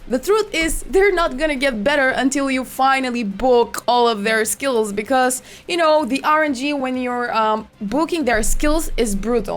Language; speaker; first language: English; non-native, fluent; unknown